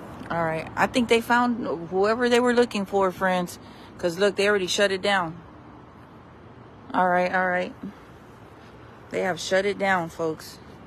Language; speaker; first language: English; early bilingual, other home language; Spanish